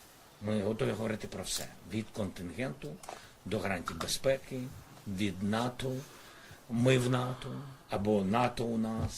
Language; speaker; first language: Ukrainian; non-native, local second language; Russian